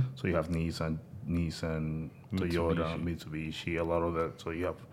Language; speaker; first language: English; non-native, fluent; Spanish